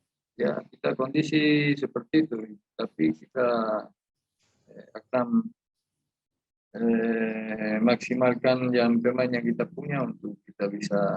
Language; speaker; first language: Indonesian; non-native, fluent; Spanish